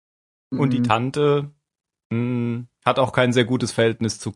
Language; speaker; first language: German; native; German